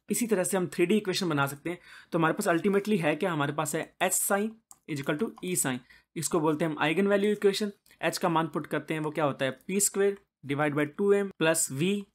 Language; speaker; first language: Hindi; native; Hindi